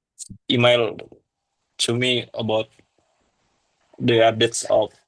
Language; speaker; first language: English; non-native, learner; Indonesian